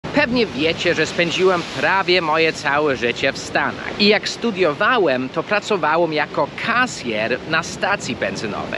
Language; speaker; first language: Polish; early bilingual, heritage; Polish